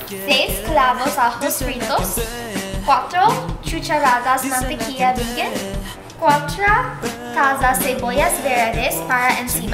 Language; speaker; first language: Spanish; non-native, learner; English